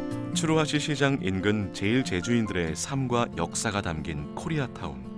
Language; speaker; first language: Korean; native; Korean